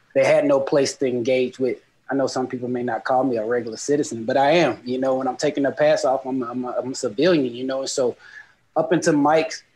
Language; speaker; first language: English; native; English